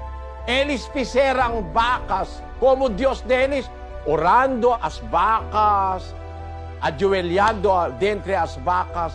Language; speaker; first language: Portuguese; non-native, local second language; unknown